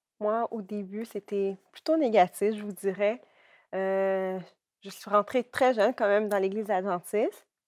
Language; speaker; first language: French; native; French